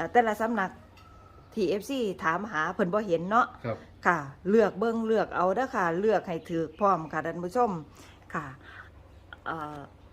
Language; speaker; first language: Thai; native; Thai